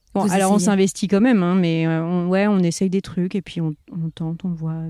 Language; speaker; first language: French; native; French